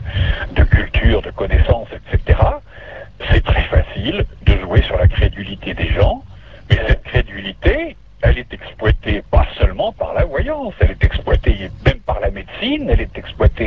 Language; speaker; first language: French; native; French